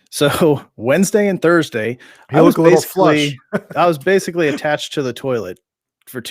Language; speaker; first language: English; native; English